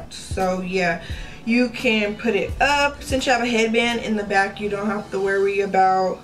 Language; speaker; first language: English; native; English